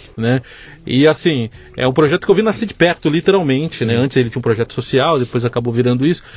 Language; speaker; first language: Portuguese; native; Portuguese